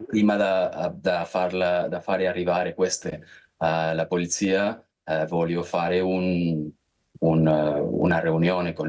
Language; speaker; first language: Italian; non-native, fluent; Spanish